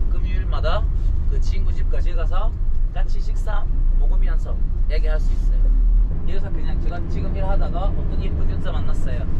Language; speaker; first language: Korean; non-native, fluent; Arabic